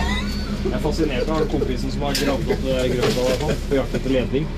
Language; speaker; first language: Norwegian; native; Norwegian